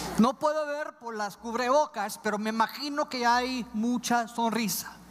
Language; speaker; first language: Spanish; non-native, fluent; English